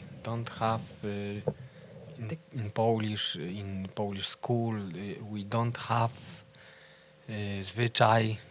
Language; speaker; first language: English; non-native, learner; Polish